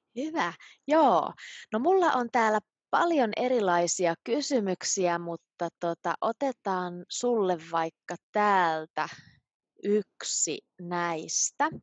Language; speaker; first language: Finnish; native; Finnish